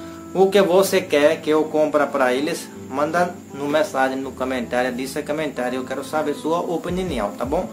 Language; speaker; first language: Portuguese; non-native, learner; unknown